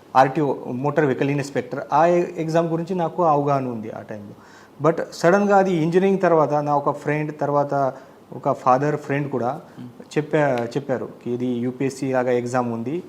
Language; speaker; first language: Telugu; non-native, learner; Marathi